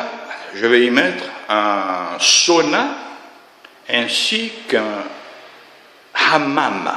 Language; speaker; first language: French; native; French